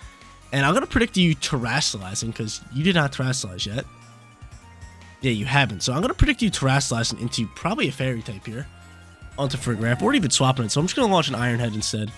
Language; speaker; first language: English; native; English